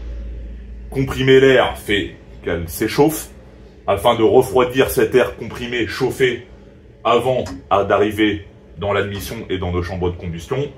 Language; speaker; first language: French; native; French